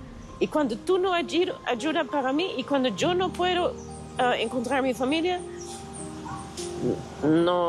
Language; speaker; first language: Spanish; non-native, learner; Dutch